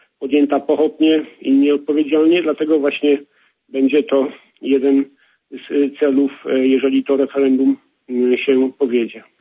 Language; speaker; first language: Polish; native; Polish